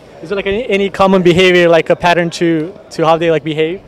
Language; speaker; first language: English; non-native, fluent; Turkish